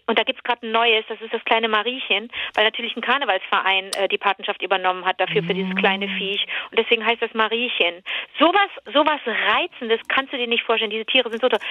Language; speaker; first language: German; native; German